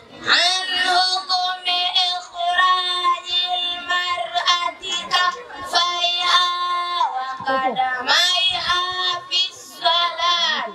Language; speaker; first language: Arabic; non-native, learner; Swahili